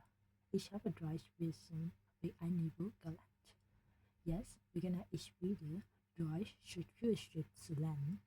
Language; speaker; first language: German; non-native, learner; Burmese